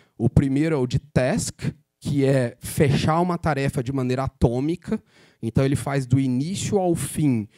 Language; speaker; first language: Portuguese; native; Portuguese